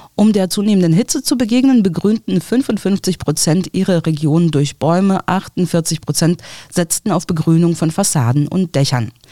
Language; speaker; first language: German; early bilingual, other home language; Russian